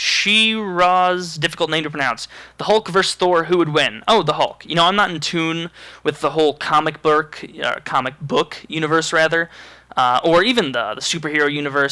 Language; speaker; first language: English; native; English